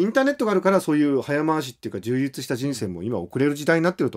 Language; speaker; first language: Japanese; native; Japanese